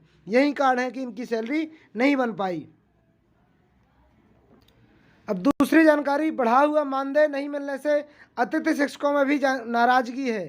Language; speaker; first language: Hindi; native; Hindi